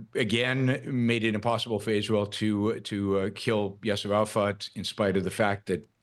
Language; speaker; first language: English; non-native, fluent; Hebrew